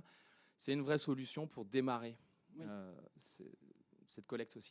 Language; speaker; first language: French; native; French